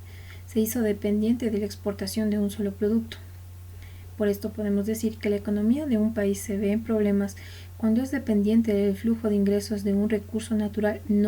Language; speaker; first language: Spanish; native; Spanish